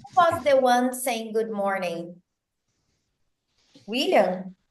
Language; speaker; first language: English; non-native, fluent; Portuguese